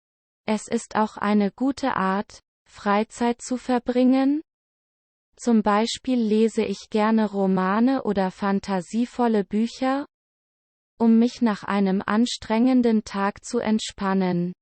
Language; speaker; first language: German; non-native, learner; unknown